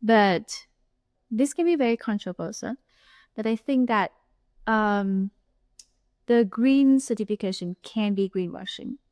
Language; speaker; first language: English; non-native, fluent; Vietnamese